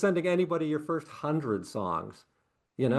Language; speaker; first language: English; native; English